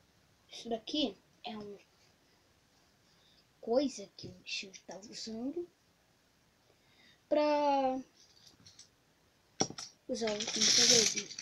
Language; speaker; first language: Portuguese; native; Portuguese